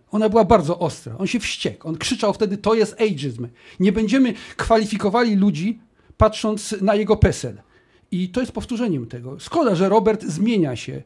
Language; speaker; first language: Polish; native; Polish